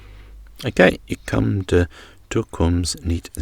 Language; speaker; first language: Dutch; non-native, learner; English